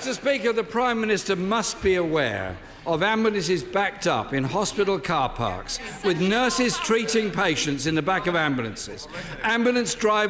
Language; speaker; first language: English; native; English